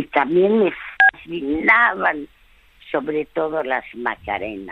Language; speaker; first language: Spanish; early bilingual, other home language; French